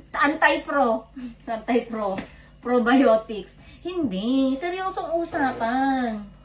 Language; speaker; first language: Filipino; native; Filipino